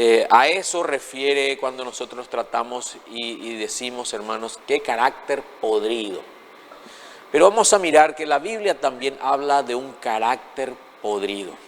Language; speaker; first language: Spanish; native; Spanish